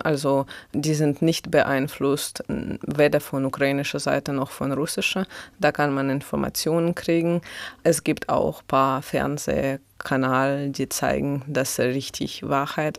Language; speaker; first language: German; non-native, fluent; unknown